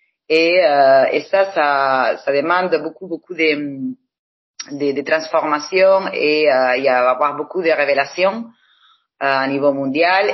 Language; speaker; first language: French; non-native, fluent; Spanish